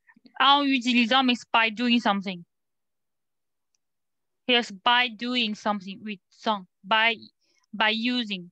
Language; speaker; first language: English; non-native, learner; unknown